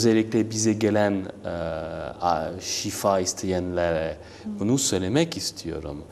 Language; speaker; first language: Turkish; non-native, learner; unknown